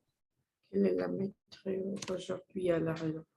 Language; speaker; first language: French; non-native, learner; Spanish